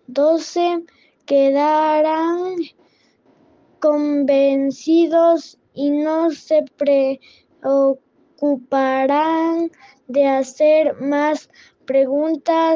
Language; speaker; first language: Spanish; non-native, learner; French